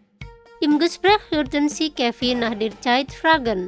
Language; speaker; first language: German; non-native, fluent; Indonesian